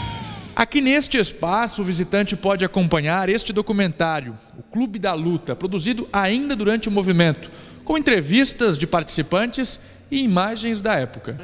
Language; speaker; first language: Portuguese; native; Portuguese